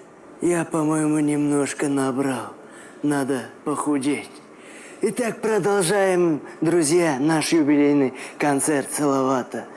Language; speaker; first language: Russian; non-native, local second language; Tatar